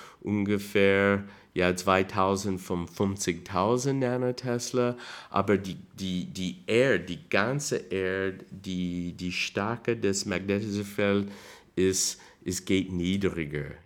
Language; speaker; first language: German; non-native, learner; English